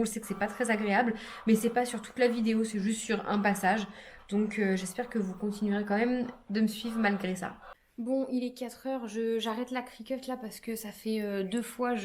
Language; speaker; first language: French; native; French